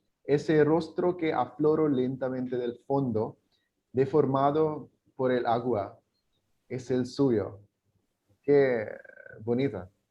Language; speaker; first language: Spanish; non-native, learner; English